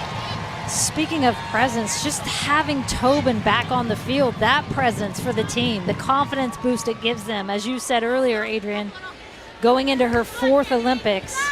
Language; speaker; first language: English; native; English